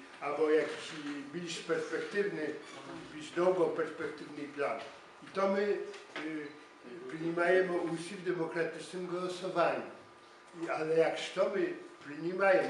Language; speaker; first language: Polish; non-native, learner; Ukrainian